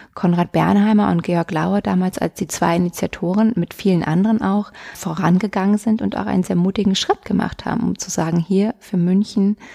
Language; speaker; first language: German; native; German